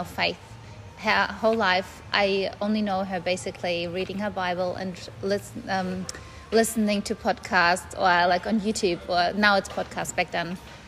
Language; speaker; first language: English; non-native, fluent; German